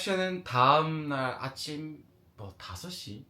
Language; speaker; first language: Korean; non-native, fluent; English